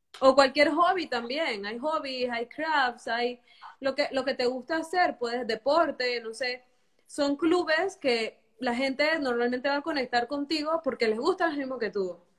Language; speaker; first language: Spanish; native; Spanish